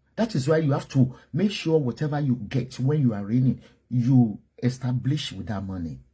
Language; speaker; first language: English; non-native, local second language; Yoruba